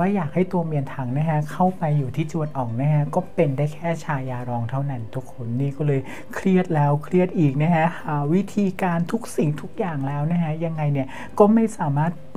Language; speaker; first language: Thai; native; Thai